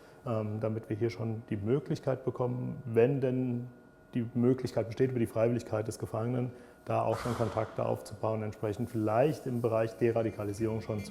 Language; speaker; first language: German; native; German